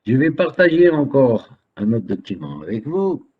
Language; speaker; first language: French; non-native, local second language; Arabic